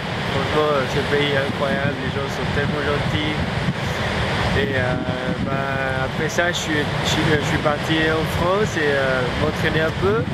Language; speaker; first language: French; early bilingual, heritage; French